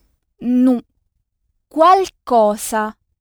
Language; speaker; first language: Italian; non-native, fluent; French